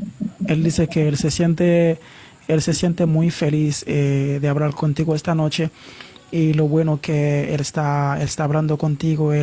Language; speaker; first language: Spanish; non-native, learner; Haitian Creole